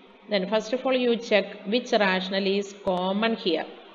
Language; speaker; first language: English; non-native, local second language; Malayalam